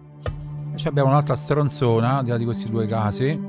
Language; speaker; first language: Italian; native; Italian